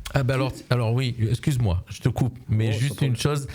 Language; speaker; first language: French; native; French